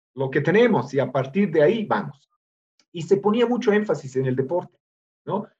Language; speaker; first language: Spanish; non-native, fluent; Serbian